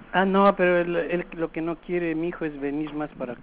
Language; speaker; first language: Spanish; native; Spanish